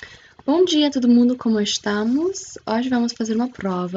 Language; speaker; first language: Portuguese; non-native, fluent; English